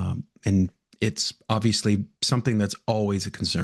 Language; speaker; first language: English; native; English